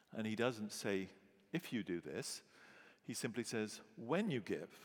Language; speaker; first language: English; native; English